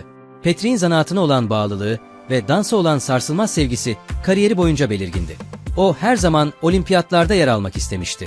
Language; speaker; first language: Turkish; native; Turkish